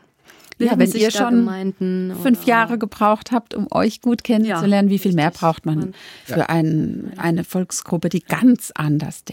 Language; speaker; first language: German; native; German